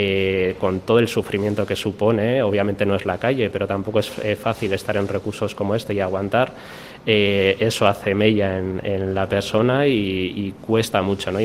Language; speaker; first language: Spanish; native; Spanish